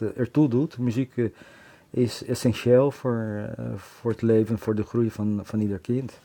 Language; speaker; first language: Dutch; non-native, fluent; Portuguese